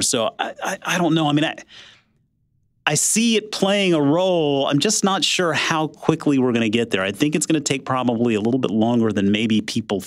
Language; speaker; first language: English; native; English